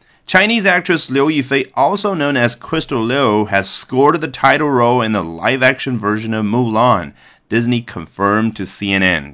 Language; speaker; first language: English; non-native, fluent; Chinese